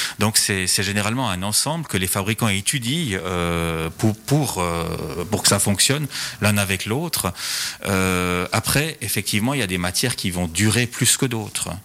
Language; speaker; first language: French; native; French